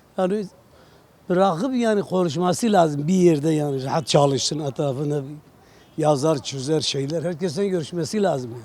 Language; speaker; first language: Turkish; non-native, local second language; Kurdish